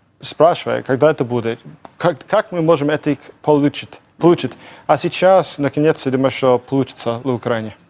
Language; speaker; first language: Russian; non-native, fluent; English